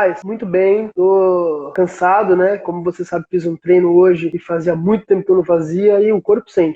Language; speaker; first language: Portuguese; native; Portuguese